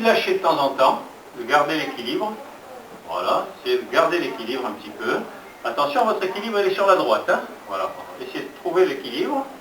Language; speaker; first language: French; native; French